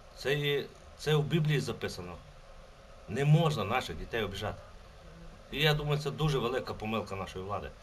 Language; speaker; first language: Ukrainian; native; Ukrainian